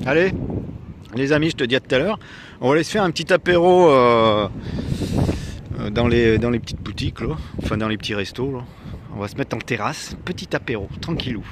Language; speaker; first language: French; native; French